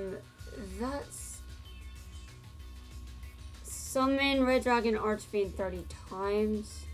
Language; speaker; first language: English; native; English